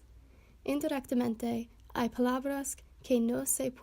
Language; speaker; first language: Spanish; non-native, learner; English